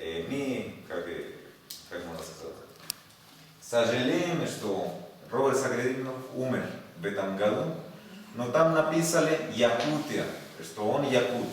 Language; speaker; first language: Russian; non-native, learner; Spanish